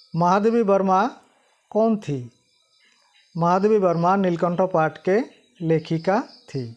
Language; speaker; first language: Hindi; non-native, local second language; Assamese